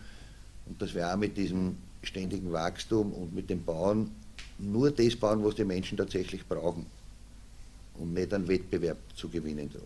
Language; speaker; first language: German; native; German